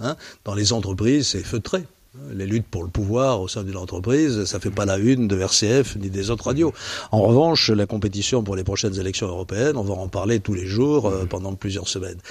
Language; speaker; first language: French; native; French